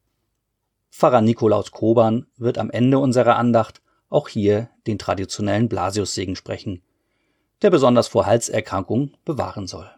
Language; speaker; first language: German; native; German